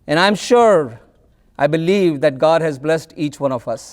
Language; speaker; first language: English; non-native, local second language; Malayalam